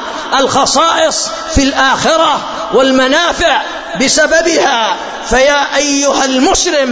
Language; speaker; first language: Arabic; native; Arabic